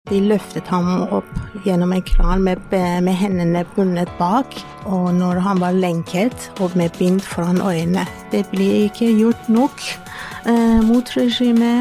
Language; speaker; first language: Norwegian; non-native, fluent; Persian